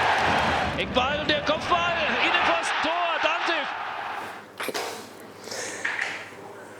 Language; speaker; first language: German; native; German